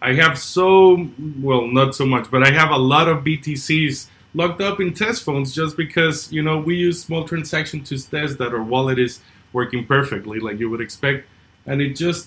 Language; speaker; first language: English; non-native, fluent; Spanish